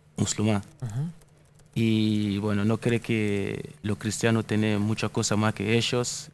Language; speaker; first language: Spanish; non-native, fluent; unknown